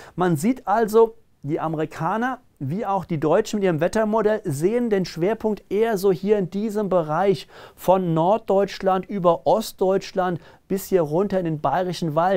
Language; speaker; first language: German; native; German